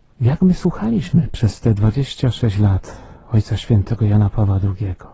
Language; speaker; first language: Polish; native; Polish